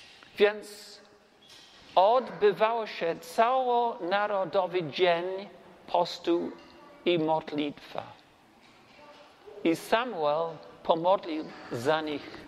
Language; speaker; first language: Polish; non-native, learner; English